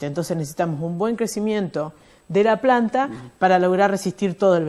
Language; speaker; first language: Spanish; native; Spanish